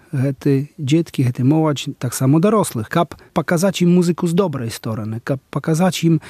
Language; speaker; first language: Belarusian; non-native, local second language; Polish